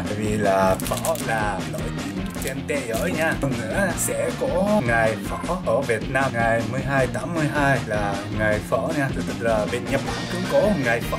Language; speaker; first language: Vietnamese; non-native, learner; Japanese